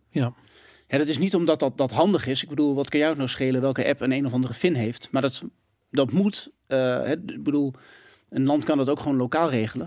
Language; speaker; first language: Dutch; native; Dutch